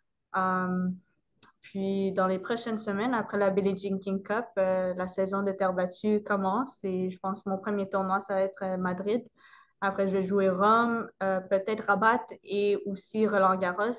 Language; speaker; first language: French; non-native, local second language; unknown